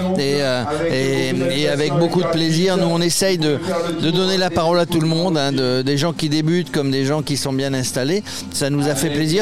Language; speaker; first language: French; native; French